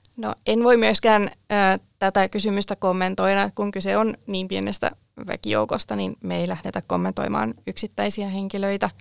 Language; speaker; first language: Finnish; native; Finnish